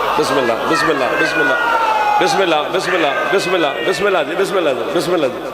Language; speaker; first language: Urdu; non-native, local second language; Punjabi